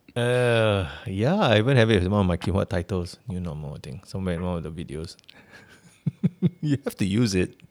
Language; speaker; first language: English; native; English